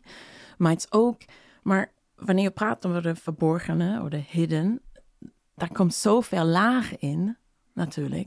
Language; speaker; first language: Dutch; non-native, fluent; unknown